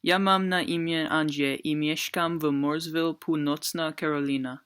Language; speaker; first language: Polish; non-native, learner; English